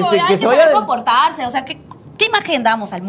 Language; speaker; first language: Spanish; native; Spanish